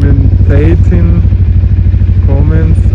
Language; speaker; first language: English; non-native, learner; Russian